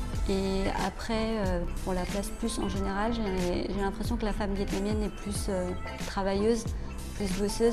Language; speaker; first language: French; early bilingual, other home language; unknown